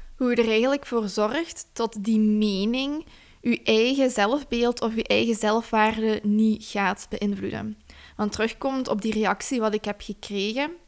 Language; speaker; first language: Dutch; native; Dutch